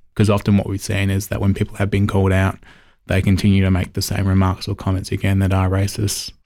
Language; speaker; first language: English; native; English